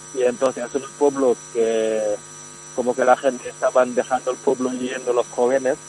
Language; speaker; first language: Spanish; non-native, fluent; Wolof